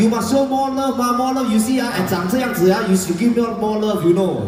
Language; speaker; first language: English; non-native, local second language; Chinese